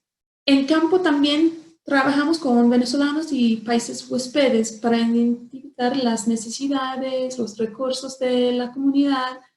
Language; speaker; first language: Spanish; non-native, fluent; English